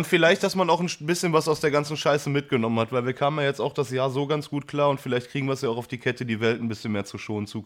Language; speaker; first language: German; native; German